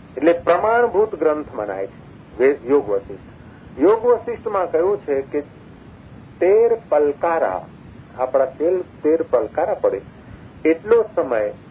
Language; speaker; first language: Gujarati; non-native, local second language; Sindhi